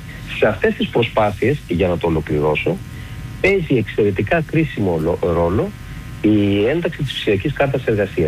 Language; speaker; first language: Greek; native; Greek